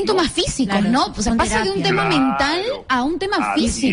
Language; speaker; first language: Spanish; native; Spanish